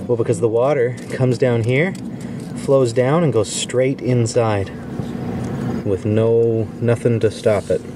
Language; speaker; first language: English; native; English